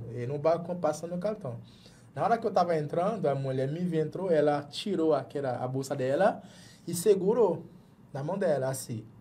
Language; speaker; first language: Portuguese; non-native, fluent; English